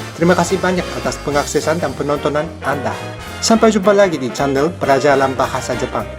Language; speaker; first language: Indonesian; non-native, fluent; Japanese